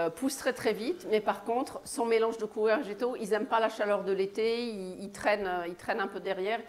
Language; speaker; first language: French; native; French